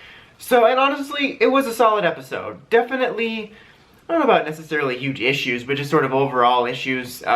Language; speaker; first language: English; native; English